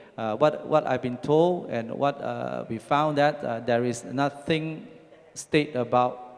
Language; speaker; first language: English; non-native, local second language; Chinese